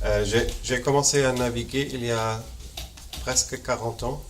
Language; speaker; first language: French; non-native, fluent; German